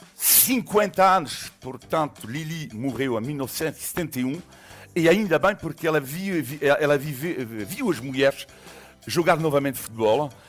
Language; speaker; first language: Portuguese; non-native, fluent; French